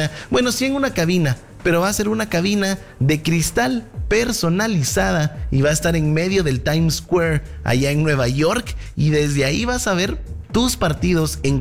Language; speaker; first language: Spanish; native; Spanish